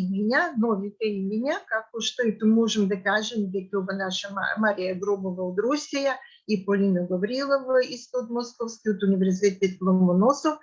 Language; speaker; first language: Macedonian; non-native, fluent; Russian